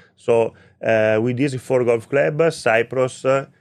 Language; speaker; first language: English; non-native, learner; Italian